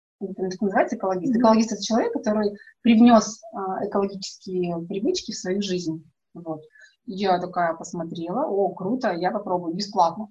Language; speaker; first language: Russian; native; Russian